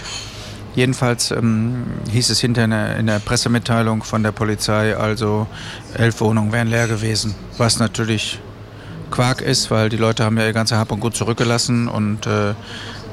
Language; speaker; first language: German; native; German